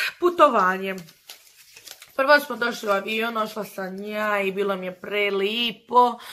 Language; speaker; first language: Croatian; early bilingual, other home language; Portuguese